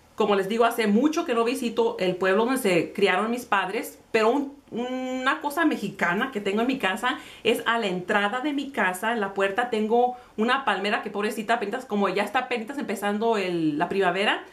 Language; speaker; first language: Spanish; early bilingual, heritage; Spanish